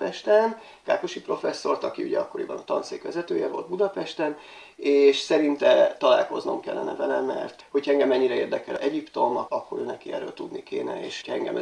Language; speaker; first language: Hungarian; native; Hungarian